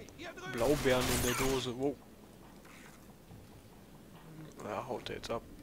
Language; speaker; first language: German; native; German